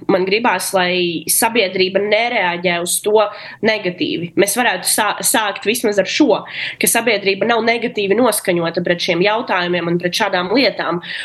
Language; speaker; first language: Latvian; non-native, local second language; Russian